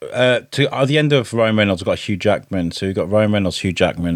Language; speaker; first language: English; native; English